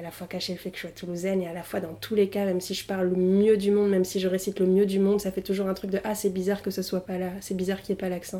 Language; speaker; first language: French; early bilingual, other home language; Arabic